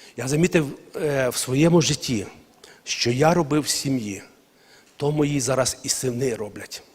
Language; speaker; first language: Ukrainian; non-native, local second language; Russian